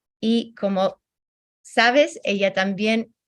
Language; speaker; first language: Spanish; non-native, fluent; English